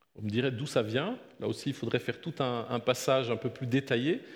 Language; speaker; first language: French; native; French